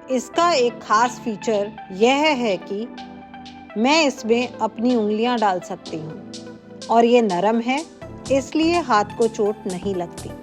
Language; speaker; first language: Hindi; non-native, local second language; Bangla